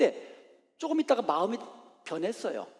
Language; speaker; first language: Korean; native; Korean